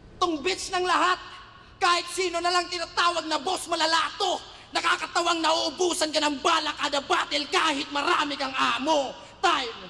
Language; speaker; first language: Filipino; native; Filipino